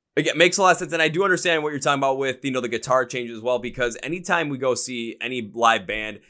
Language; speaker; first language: English; native; English